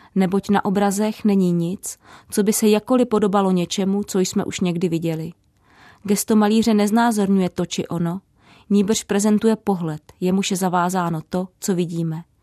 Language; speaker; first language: Czech; native; Czech